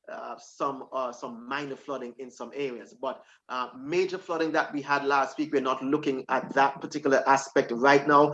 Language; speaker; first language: English; native; English